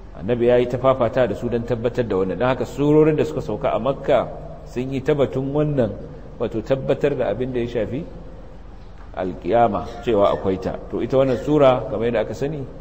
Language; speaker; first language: Hausa; native; Hausa